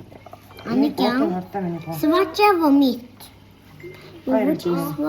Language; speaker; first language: Swedish; early bilingual, other home language; Mongolian